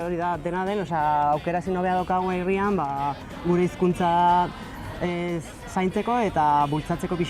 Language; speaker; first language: Basque; non-native, local second language; Spanish